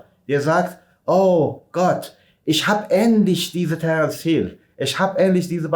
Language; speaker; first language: German; non-native, fluent; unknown